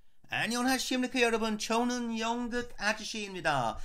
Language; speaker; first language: Korean; non-native, learner; English